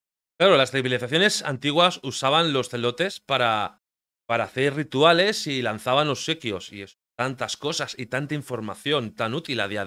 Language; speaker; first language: Spanish; native; Spanish